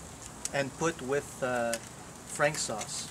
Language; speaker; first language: English; native; English